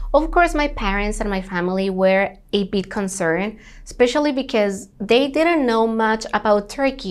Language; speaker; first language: English; non-native, fluent; Spanish